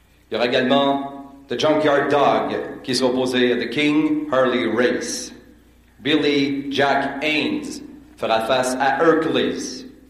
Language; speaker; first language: French; native; French